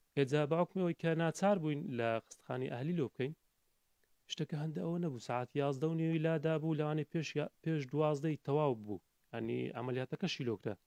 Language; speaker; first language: Central Kurdish; native; Central Kurdish